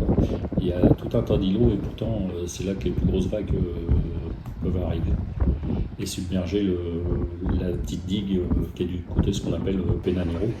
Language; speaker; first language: French; native; French